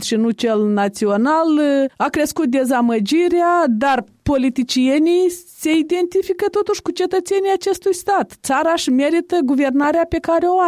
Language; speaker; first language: Romanian; native; Romanian